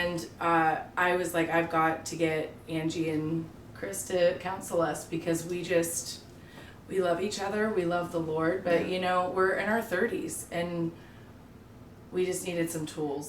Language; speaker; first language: English; native; English